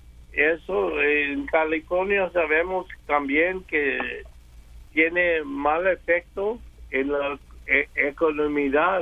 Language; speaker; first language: Spanish; early bilingual, other home language; English